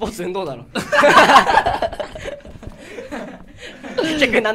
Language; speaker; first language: Japanese; native; Japanese